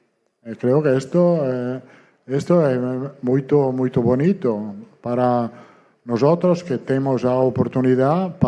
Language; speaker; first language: Portuguese; non-native, learner; Italian